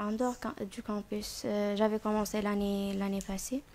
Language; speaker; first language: French; non-native, fluent; Arabic